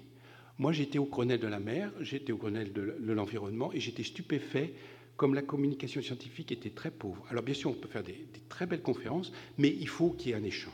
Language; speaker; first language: French; native; French